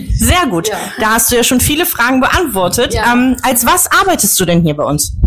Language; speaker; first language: German; native; German